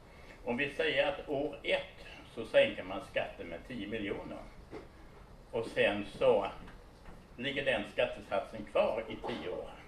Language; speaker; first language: Swedish; native; Swedish